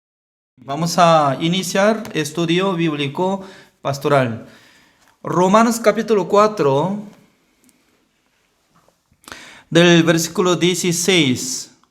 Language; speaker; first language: Spanish; non-native, learner; Korean